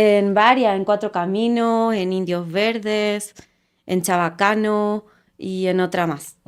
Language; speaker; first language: Spanish; native; Spanish